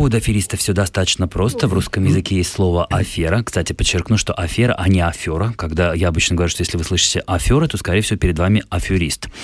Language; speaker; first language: Russian; native; Russian